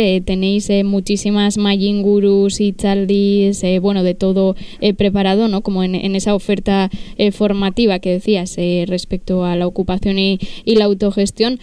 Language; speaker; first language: Spanish; native; Spanish